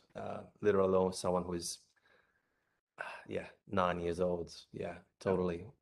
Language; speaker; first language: English; non-native, fluent; Italian